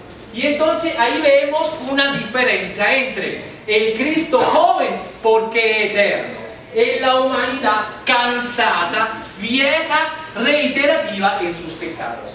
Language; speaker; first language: Spanish; non-native, fluent; Italian